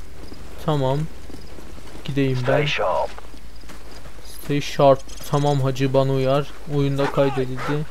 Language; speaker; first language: Turkish; native; Turkish